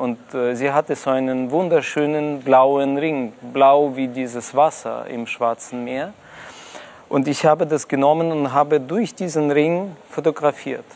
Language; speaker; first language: German; non-native, fluent; Russian